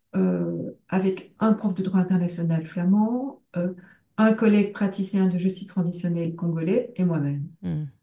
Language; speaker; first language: French; native; French